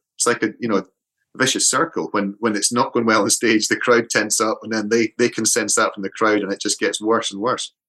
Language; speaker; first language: English; native; English